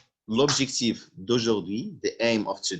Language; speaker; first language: English; non-native, fluent; Arabic